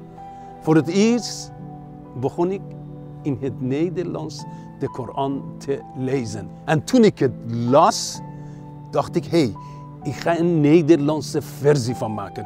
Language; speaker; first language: Dutch; non-native, fluent; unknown